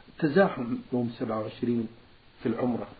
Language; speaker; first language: Arabic; native; Arabic